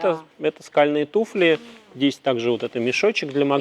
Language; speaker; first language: Russian; native; Russian